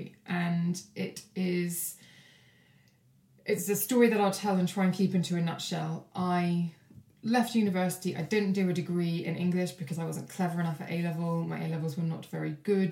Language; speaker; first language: English; native; English